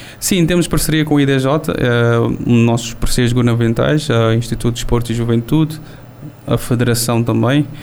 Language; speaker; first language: Portuguese; non-native, local second language; Kabuverdianu